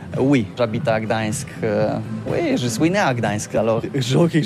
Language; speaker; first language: French; non-native, learner; Polish